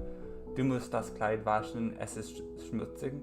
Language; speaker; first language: German; non-native, learner; English